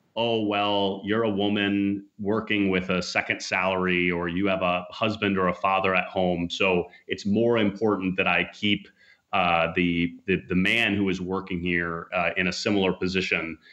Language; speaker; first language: English; native; English